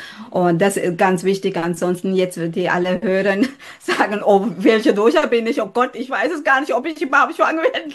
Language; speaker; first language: German; non-native, fluent; Sinhala